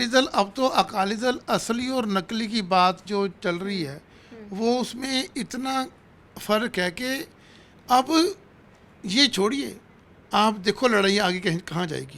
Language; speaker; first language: Hindi; non-native, local second language; Punjabi